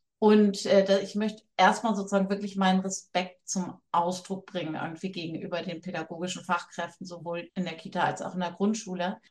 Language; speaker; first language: German; native; German